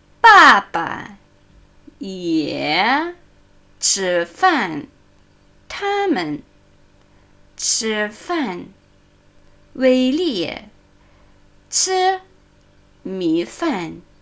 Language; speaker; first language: Chinese; non-native, fluent; German